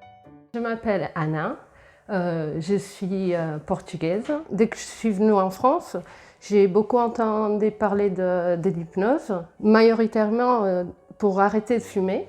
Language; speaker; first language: French; non-native, fluent; Portuguese